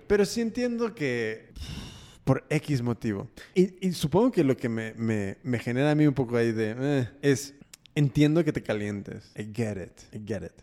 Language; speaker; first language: Spanish; early bilingual, heritage; Spanish